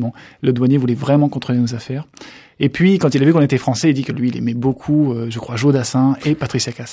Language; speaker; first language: French; native; French